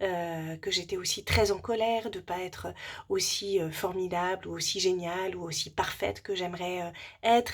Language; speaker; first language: French; native; French